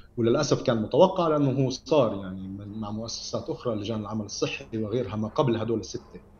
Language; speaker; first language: Arabic; native; Arabic